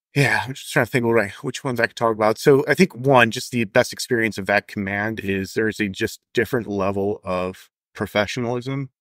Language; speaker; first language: English; native; English